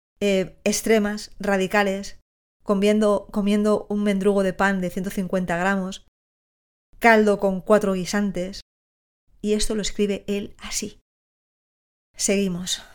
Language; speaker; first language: Spanish; native; Spanish